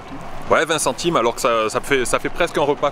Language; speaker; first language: French; native; French